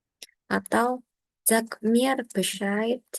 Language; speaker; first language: German; non-native, learner; Indonesian